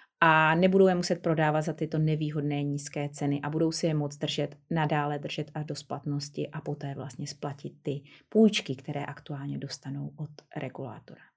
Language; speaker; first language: Czech; native; Czech